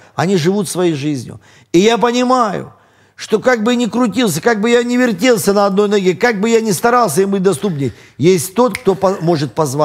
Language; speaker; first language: Russian; native; Russian